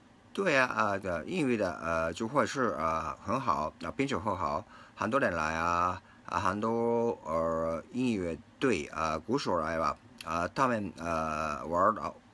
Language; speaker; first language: Chinese; non-native, learner; Japanese